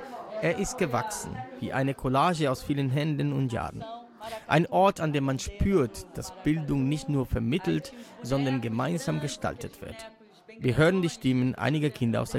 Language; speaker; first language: German; native; German